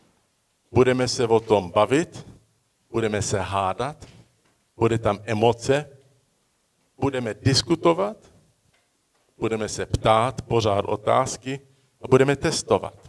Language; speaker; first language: Czech; early bilingual, heritage; Czech